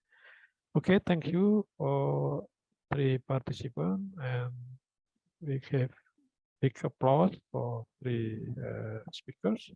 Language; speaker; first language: English; non-native, fluent; Indonesian